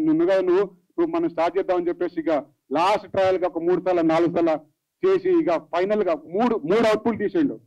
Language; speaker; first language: Telugu; native; Telugu